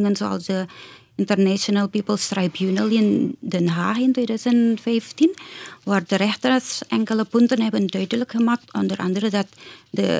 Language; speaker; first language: Dutch; non-native, fluent; Indonesian